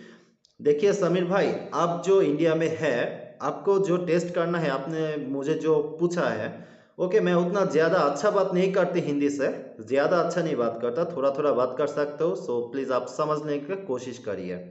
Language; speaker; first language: Hindi; non-native, learner; Bangla